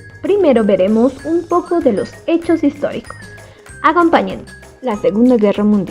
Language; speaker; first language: Spanish; native; Spanish